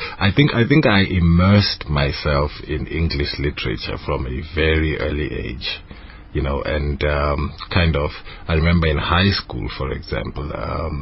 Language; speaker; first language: English; non-native, local second language; Zulu